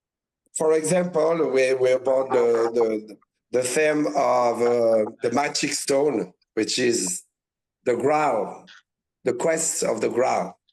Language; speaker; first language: English; non-native, learner; French